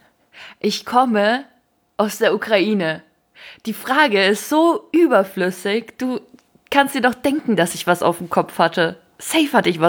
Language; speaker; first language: German; early bilingual, other home language; Ukrainian